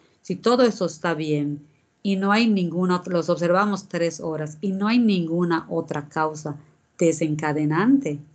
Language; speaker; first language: Spanish; native; Spanish